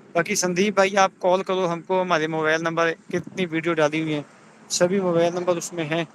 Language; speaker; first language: Hindi; non-native, local second language; Punjabi